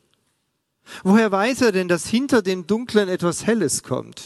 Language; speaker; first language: German; native; German